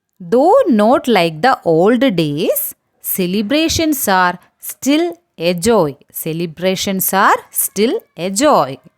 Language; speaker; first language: English; non-native, local second language; Malayalam